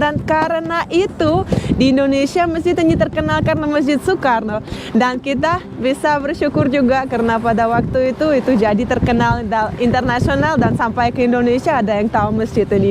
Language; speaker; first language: Indonesian; non-native, fluent; Russian